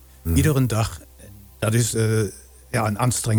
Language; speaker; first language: Dutch; non-native, fluent; German